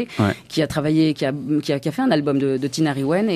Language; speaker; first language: French; native; French